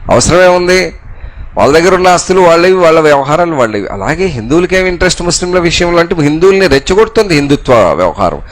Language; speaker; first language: Telugu; non-native, local second language; Urdu